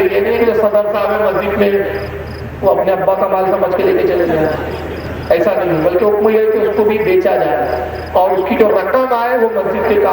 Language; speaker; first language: Urdu; native; Urdu